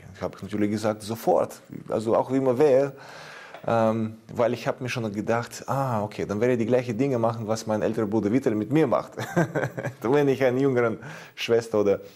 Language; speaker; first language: German; non-native, fluent; Ukrainian